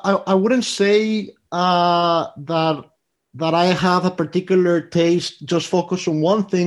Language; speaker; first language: English; native; English